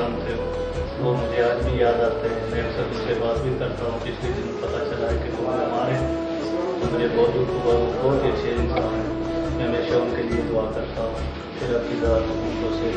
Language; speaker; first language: Urdu; non-native, local second language; Pahari-Potwari